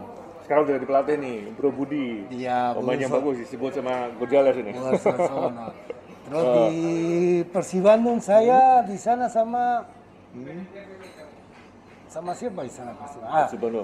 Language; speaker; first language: Indonesian; non-native, fluent; Spanish